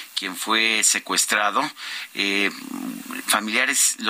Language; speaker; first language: Spanish; native; Spanish